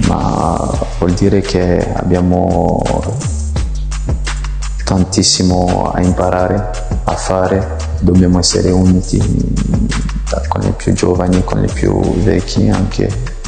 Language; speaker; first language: Italian; non-native, fluent; French